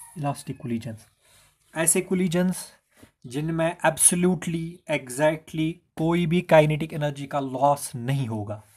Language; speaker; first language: Hindi; non-native, local second language; Kashmiri